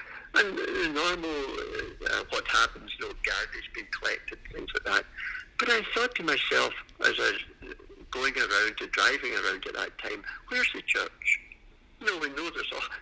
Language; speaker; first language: English; native; English